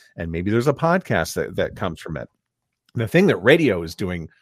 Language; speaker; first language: English; native; English